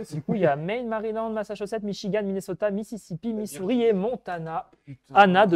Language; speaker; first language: French; native; French